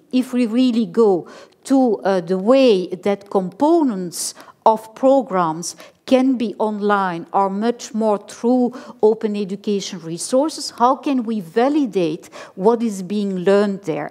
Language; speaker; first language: English; non-native, fluent; Dutch